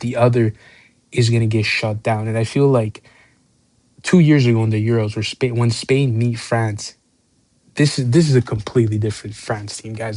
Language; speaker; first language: English; native; English